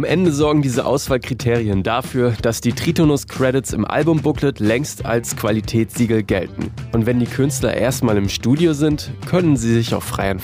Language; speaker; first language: German; native; German